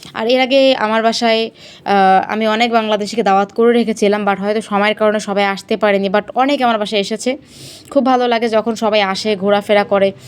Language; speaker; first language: Bangla; native; Bangla